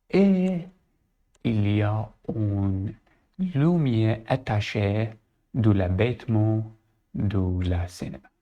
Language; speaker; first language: French; non-native, learner; Arabic